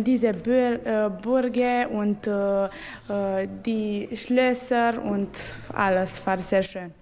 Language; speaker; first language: German; non-native, learner; Romanian